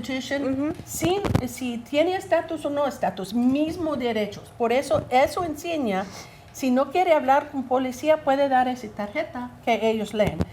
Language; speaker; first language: Spanish; non-native, learner; English